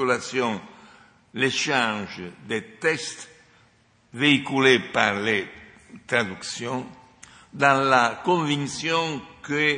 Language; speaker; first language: French; non-native, fluent; Italian